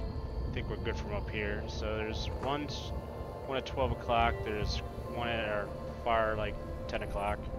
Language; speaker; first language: English; native; English